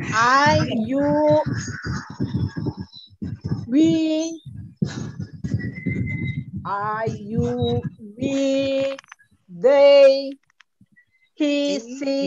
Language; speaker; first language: English; non-native, learner; Indonesian